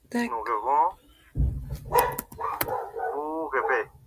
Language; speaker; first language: French; non-native, learner; Spanish